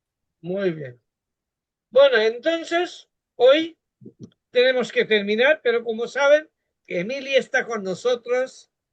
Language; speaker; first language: Spanish; non-native, fluent; Bangla